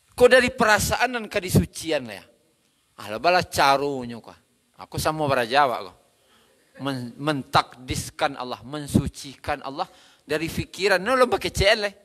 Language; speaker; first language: Malay; non-native, local second language; Minangkabau